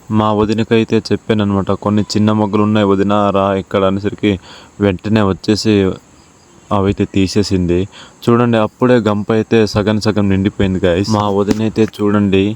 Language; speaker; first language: Telugu; non-native, local second language; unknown